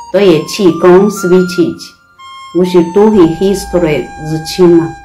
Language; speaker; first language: Czech; non-native, learner; Chinese